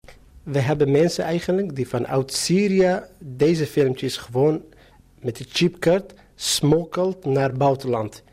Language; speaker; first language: Dutch; non-native, fluent; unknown